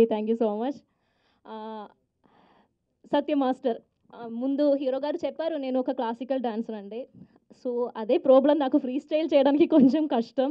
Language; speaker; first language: Telugu; non-native, learner; Malayalam